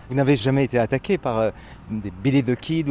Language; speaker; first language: French; native; French